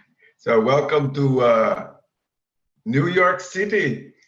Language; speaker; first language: English; non-native, fluent; Portuguese